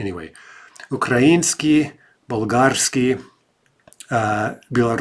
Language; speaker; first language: Russian; non-native, fluent; English